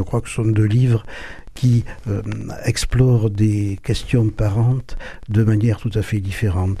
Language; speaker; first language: French; native; French